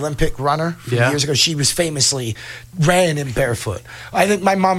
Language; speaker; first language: English; native; English